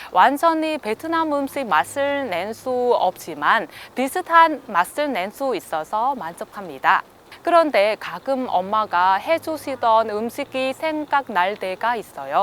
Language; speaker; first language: Korean; non-native, fluent; Vietnamese